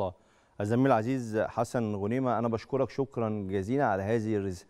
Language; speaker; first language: Arabic; native; Arabic